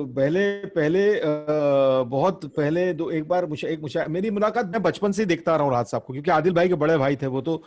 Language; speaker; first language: Hindi; native; Hindi